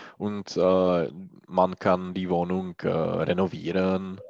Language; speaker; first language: German; non-native, learner; Czech